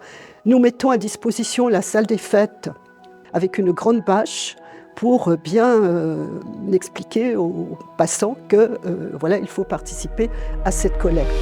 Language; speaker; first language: French; native; French